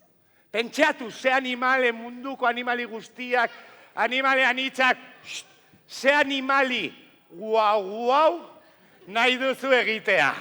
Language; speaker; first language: Basque; non-native, local second language; Spanish